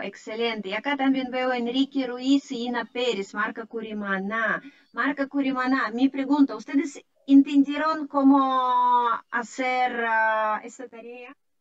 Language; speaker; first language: Spanish; non-native, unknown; Russian